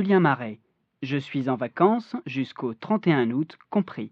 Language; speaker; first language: French; native; French